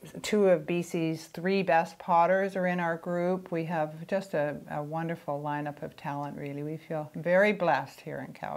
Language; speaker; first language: English; native; English